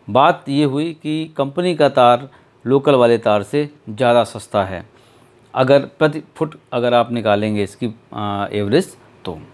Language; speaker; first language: Hindi; native; Hindi